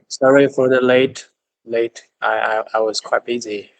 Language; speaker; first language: English; non-native, fluent; Chinese